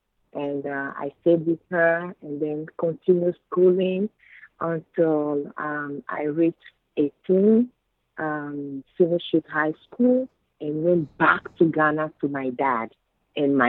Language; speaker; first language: English; non-native, fluent; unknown